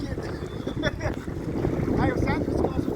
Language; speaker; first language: French; native; French